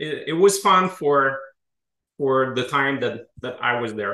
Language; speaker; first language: English; non-native, fluent; French